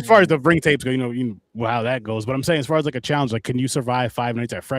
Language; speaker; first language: English; native; English